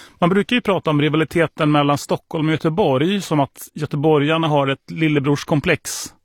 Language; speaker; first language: Swedish; native; Swedish